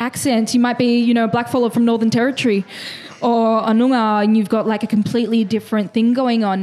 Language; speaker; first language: English; native; English